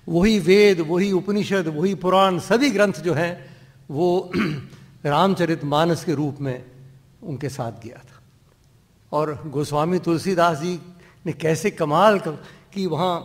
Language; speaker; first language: Hindi; non-native, local second language; Dogri